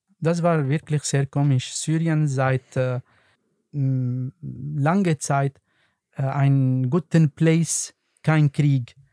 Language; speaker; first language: German; non-native, learner; Arabic